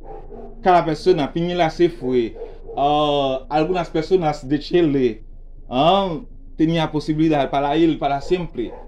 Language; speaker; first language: Spanish; non-native, learner; Haitian Creole